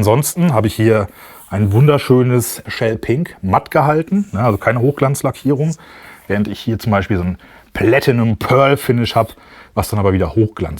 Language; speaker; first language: German; native; German